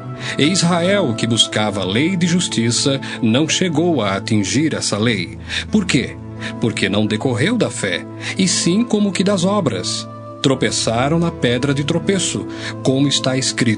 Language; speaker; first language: Portuguese; native; Portuguese